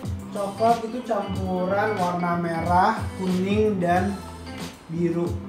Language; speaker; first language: Indonesian; early bilingual, heritage; Indonesian